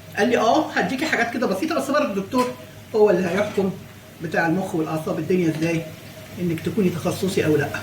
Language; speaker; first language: Arabic; native; Arabic